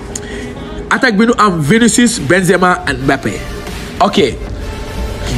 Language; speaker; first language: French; non-native, local second language; Wolof